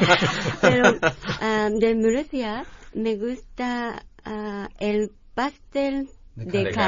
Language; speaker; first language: Spanish; non-native, learner; Japanese